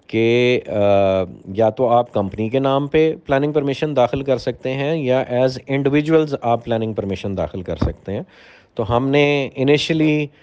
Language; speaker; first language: Urdu; native; Urdu